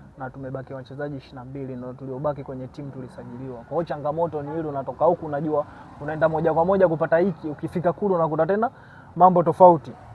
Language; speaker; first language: Swahili; native; Swahili